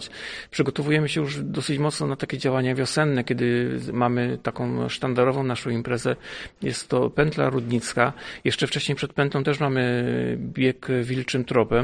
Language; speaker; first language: Polish; native; Polish